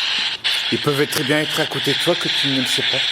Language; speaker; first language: French; native; French